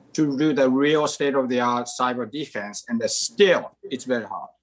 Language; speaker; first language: English; non-native, fluent; Croatian